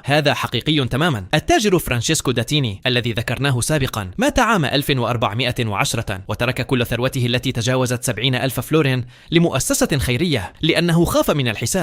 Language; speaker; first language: Arabic; native; Arabic